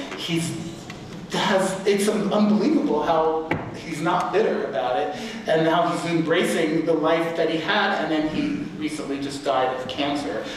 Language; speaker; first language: English; native; English